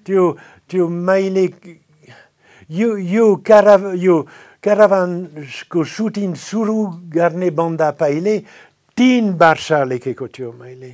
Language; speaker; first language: Nepali; non-native, fluent; French